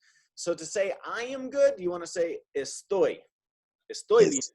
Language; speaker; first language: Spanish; non-native, fluent; English